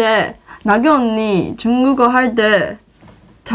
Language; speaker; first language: Korean; non-native, fluent; Chinese